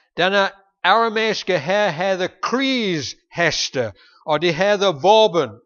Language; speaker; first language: Danish; non-native, fluent; English